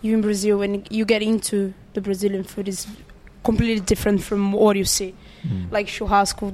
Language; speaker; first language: English; non-native, fluent; Italian